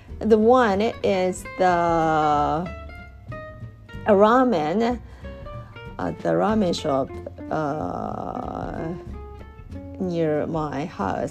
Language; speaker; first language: English; non-native, learner; Japanese